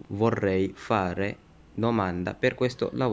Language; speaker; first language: Italian; non-native, learner; Urdu